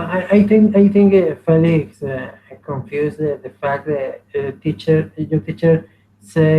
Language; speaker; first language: English; non-native, learner; Spanish